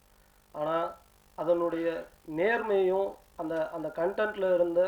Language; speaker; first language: Tamil; native; Tamil